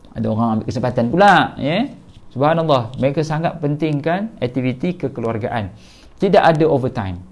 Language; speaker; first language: Malay; native; Malay